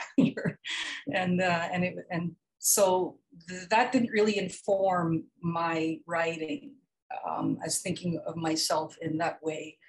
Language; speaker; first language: English; non-native, local second language; Filipino